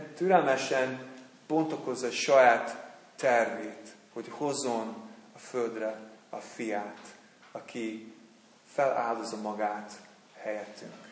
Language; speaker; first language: Hungarian; non-native, fluent; English